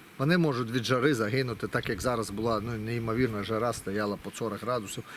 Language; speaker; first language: Ukrainian; non-native, local second language; Russian